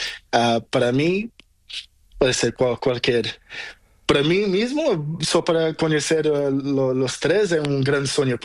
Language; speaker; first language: Spanish; non-native, learner; Portuguese